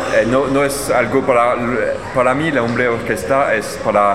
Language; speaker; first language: Spanish; non-native, learner; French